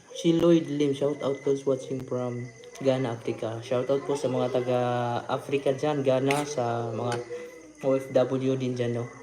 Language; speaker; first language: Filipino; non-native, local second language; Cebuano